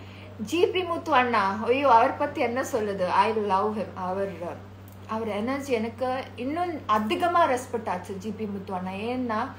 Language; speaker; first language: Tamil; non-native, learner; Malayalam